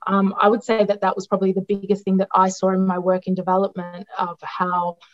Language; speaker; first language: English; non-native, local second language; Greek